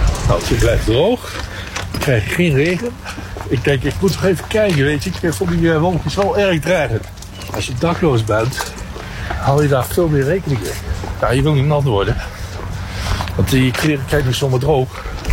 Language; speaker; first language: Dutch; native; Dutch